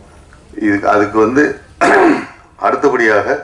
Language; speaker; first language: Tamil; native; Tamil